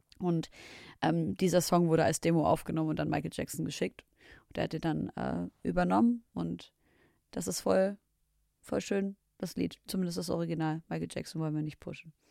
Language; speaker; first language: German; early bilingual, other home language; Arabic